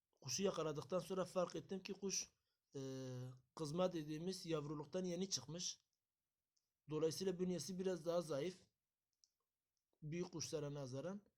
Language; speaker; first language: Turkish; native; Turkish